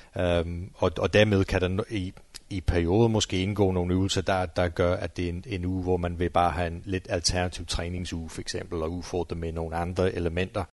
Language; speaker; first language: Danish; non-native, fluent; English